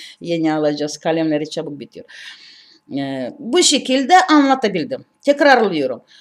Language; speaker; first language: Turkish; non-native, learner; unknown